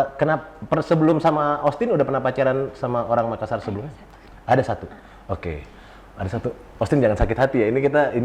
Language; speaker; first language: Indonesian; native; Indonesian